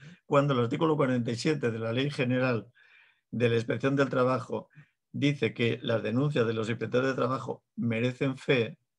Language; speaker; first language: Spanish; native; Spanish